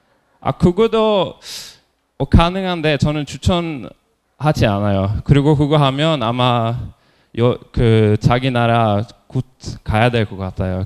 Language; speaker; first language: Korean; non-native, fluent; Norwegian